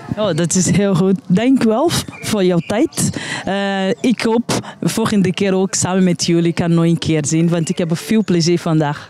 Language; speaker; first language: Dutch; non-native, learner; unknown